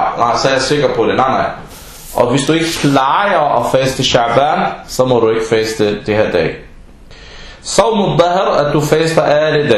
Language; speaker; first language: Danish; non-native, fluent; Arabic